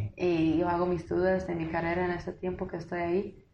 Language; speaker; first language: Spanish; non-native, fluent; English